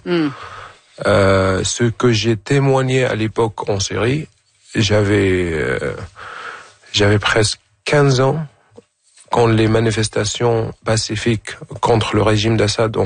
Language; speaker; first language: French; non-native, fluent; Arabic